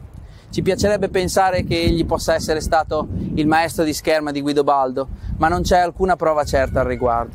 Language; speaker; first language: Italian; native; Italian